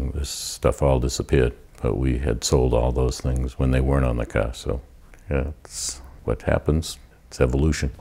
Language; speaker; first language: English; native; English